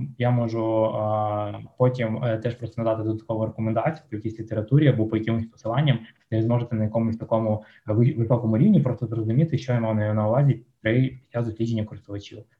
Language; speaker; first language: Ukrainian; non-native, local second language; Russian